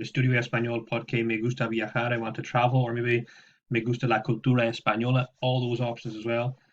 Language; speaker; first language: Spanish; non-native, fluent; English